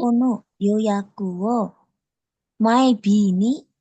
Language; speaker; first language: Japanese; non-native, learner; Indonesian